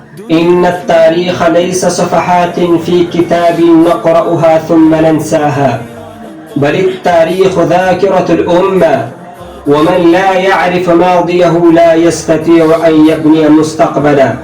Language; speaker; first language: Arabic; non-native, learner; Urdu